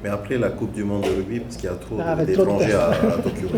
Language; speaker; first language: French; native; French